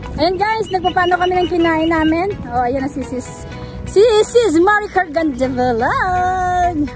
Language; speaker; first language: Filipino; non-native, local second language; Cebuano